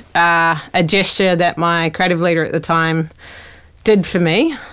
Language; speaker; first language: English; native; English